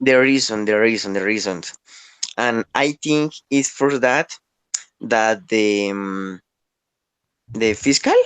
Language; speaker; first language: English; non-native, learner; Spanish